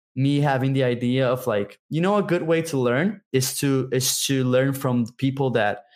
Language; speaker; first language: English; non-native, fluent; Portuguese